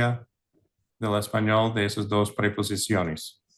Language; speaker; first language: Spanish; non-native, fluent; English